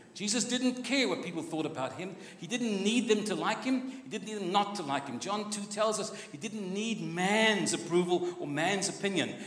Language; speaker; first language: English; non-native, local second language; Afrikaans